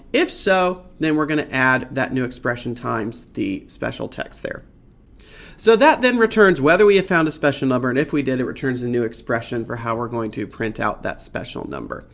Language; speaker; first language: English; native; English